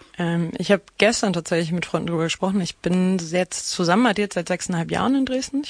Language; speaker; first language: German; native; German